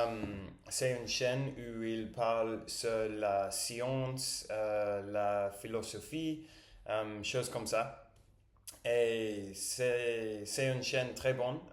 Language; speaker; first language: French; non-native, learner; English